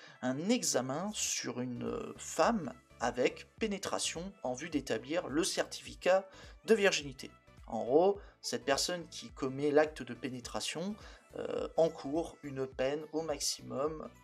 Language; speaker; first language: French; native; French